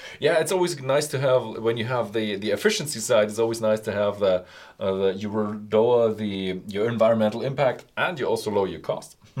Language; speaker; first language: English; non-native, fluent; German